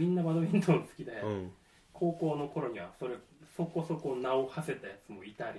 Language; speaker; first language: Japanese; native; Japanese